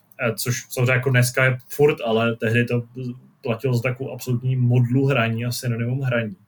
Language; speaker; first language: Czech; native; Czech